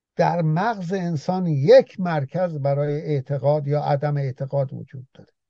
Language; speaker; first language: Persian; non-native, local second language; Azerbaijani